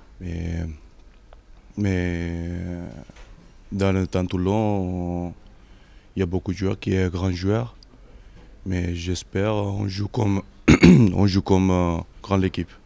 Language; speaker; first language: French; non-native, learner; Georgian